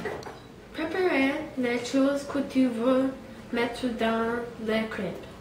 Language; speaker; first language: French; non-native, learner; English